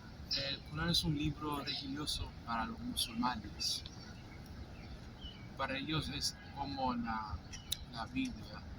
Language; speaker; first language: Spanish; non-native, fluent; English